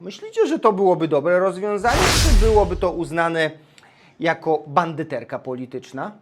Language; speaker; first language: Polish; native; Polish